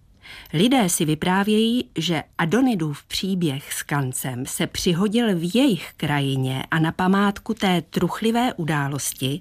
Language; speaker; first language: Czech; native; Czech